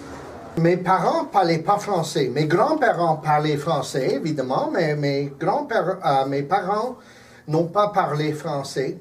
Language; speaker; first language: French; non-native, local second language; English